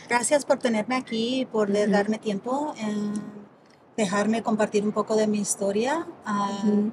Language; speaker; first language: Spanish; early bilingual, heritage; Spanish